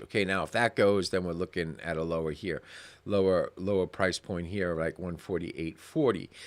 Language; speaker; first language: English; native; English